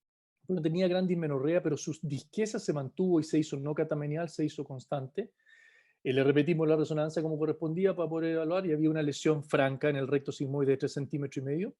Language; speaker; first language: Spanish; native; Spanish